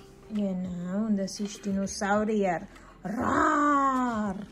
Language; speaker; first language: German; non-native, learner; Filipino